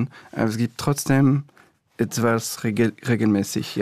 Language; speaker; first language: German; non-native, fluent; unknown